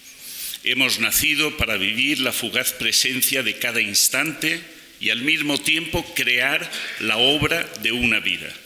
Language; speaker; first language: Spanish; native; Spanish